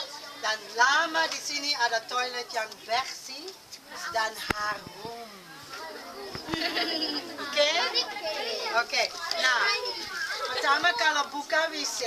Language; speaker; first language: Indonesian; non-native, fluent; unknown